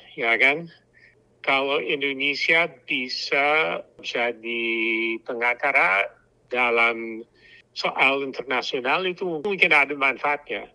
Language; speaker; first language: Indonesian; non-native, fluent; English